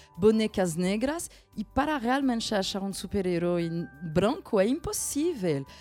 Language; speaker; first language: Portuguese; non-native, fluent; French